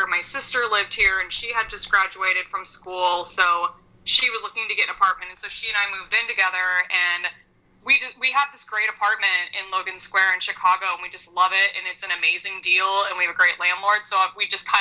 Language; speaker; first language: English; native; English